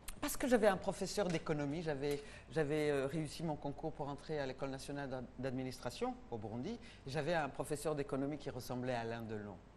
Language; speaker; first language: French; non-native, local second language; Rundi